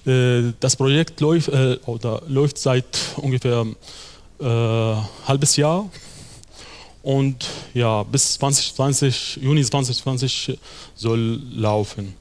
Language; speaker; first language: German; non-native, fluent; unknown